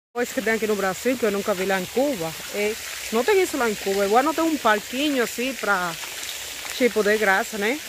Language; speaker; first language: Portuguese; non-native, fluent; Spanish